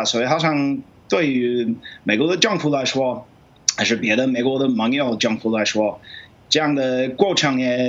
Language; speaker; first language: Chinese; non-native, fluent; English